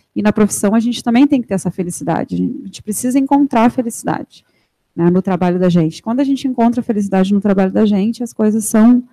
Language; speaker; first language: Portuguese; native; Portuguese